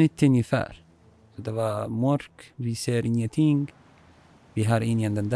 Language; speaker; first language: Swedish; non-native, learner; Arabic